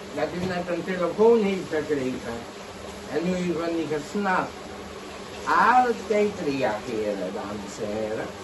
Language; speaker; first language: Dutch; non-native, local second language; Caribbean Hindustani